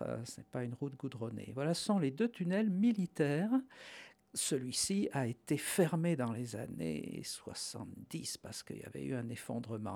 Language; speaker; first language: French; native; French